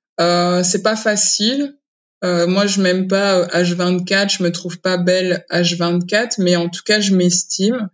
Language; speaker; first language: French; early bilingual, other home language; Kinyarwanda